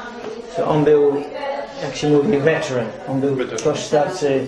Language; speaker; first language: Polish; early bilingual, heritage; English